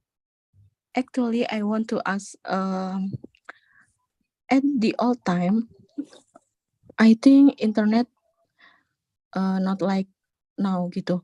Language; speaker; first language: English; non-native, learner; Indonesian